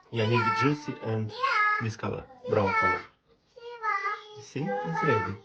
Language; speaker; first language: English; non-native, learner; Romanian